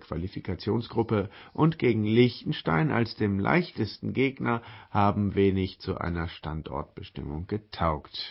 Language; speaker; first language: German; native; German